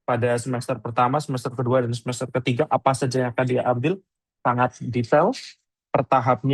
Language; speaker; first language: Indonesian; native; Indonesian